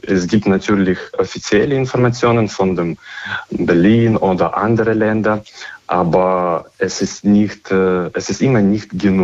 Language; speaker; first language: German; non-native, fluent; Ukrainian